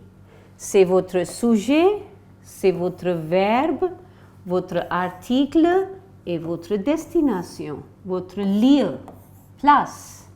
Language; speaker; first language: French; non-native, fluent; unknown